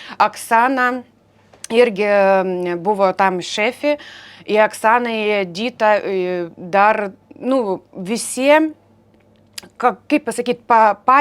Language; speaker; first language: Lithuanian; non-native, learner; Ukrainian